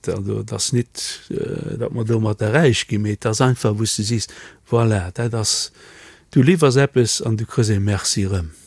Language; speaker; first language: Luxembourgish; native; Luxembourgish